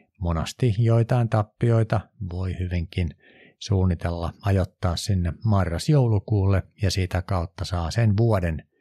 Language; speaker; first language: Finnish; native; Finnish